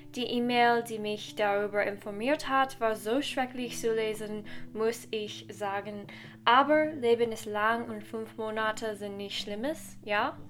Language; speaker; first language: German; non-native, learner; English